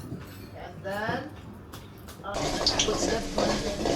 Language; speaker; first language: English; non-native, learner; Thai